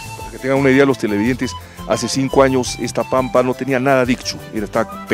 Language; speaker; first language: Spanish; native; Spanish